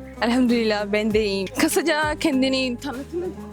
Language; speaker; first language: Turkish; non-native, learner; Urdu